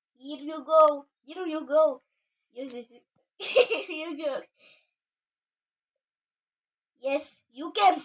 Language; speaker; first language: English; non-native, learner; Czech